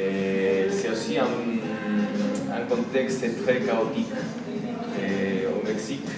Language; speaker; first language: French; non-native, fluent; Spanish